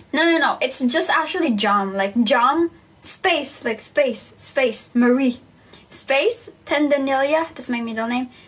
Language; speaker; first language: English; non-native, local second language; Filipino